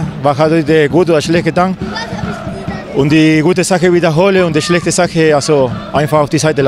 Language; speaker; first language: German; non-native, fluent; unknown